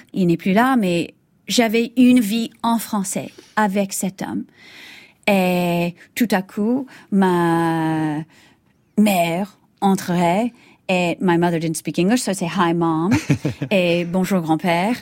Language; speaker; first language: French; non-native, fluent; English